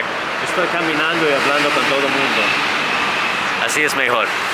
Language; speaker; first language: Spanish; non-native, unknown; English